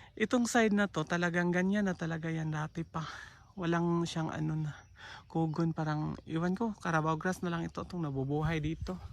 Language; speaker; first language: Filipino; non-native, local second language; Cebuano